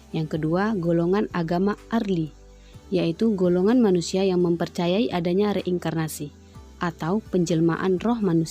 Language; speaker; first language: Indonesian; native; Indonesian